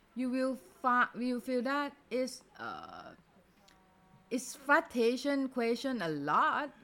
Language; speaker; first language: English; non-native, learner; Thai